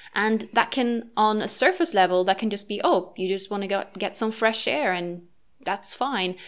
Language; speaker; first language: English; non-native, fluent; Norwegian